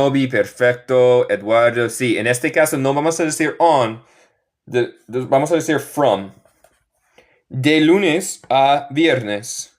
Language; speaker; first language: Spanish; non-native, fluent; English